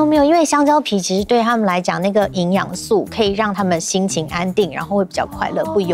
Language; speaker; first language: Chinese; native; Chinese